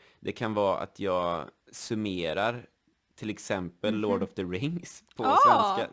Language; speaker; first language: Swedish; native; Swedish